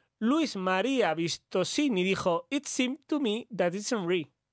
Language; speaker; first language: English; non-native, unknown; Spanish